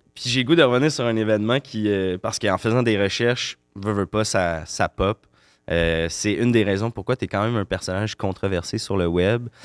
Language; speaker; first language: French; native; French